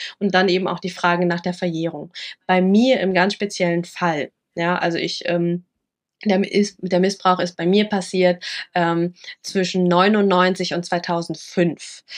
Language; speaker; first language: German; early bilingual, other home language; Vietnamese